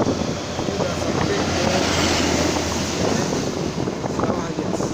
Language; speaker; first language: Indonesian; non-native, local second language; Achinese